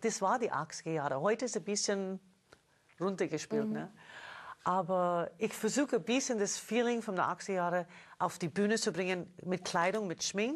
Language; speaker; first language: German; non-native, fluent; English